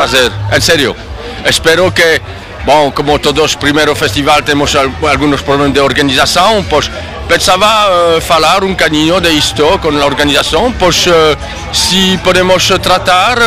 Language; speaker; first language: Portuguese; non-native, learner; French